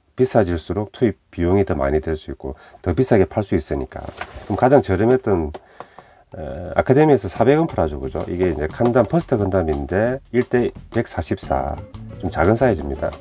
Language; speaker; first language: Korean; native; Korean